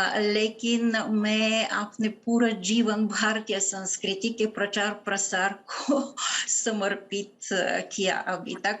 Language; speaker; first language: Hindi; non-native, fluent; Bulgarian